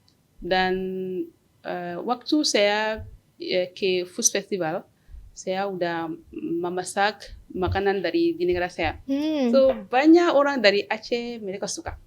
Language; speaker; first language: Indonesian; non-native, learner; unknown